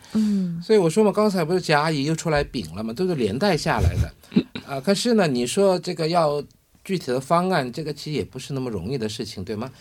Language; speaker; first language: Chinese; non-native, fluent; Korean